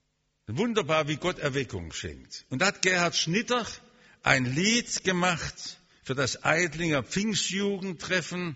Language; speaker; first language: German; native; German